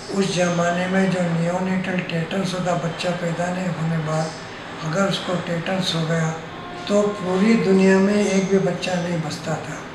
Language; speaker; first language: Hindi; native; Hindi